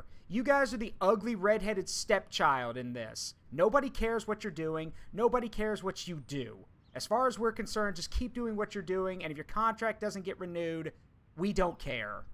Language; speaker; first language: English; native; English